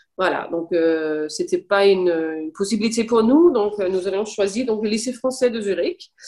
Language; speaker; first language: French; non-native, fluent; English